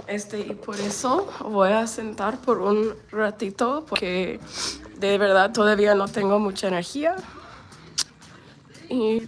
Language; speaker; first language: Spanish; non-native, learner; English